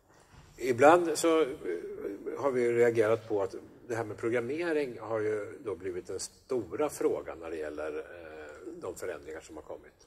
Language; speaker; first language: Swedish; native; Swedish